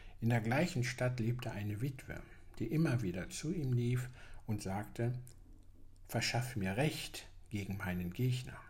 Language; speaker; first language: German; native; German